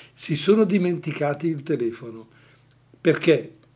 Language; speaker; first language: Italian; native; Italian